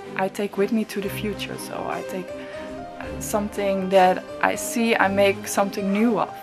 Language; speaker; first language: English; non-native, fluent; Dutch